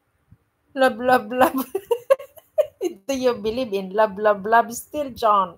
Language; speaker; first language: English; non-native, local second language; Filipino